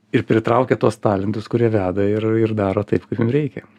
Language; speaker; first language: Lithuanian; native; Lithuanian